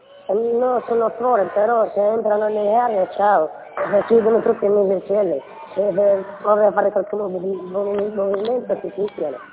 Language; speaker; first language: Italian; non-native, learner; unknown